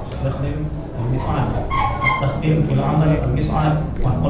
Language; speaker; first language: Arabic; non-native, learner; Indonesian